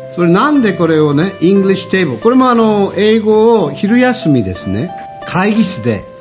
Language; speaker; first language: Japanese; native; Japanese